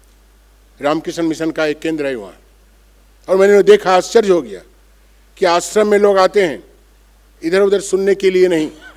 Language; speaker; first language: Hindi; non-native, local second language; Bangla